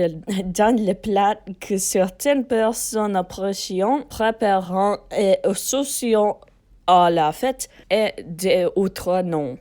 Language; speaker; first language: French; non-native, learner; English